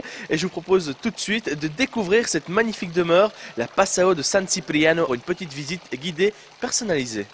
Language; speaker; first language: French; native; French